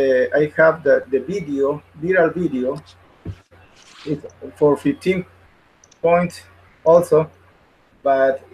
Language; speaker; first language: English; non-native, learner; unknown